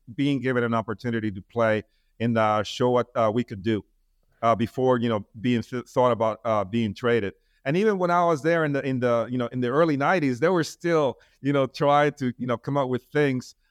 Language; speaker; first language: English; non-native, fluent; Spanish